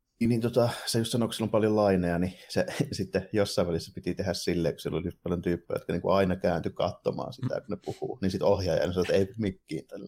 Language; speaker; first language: Finnish; native; Finnish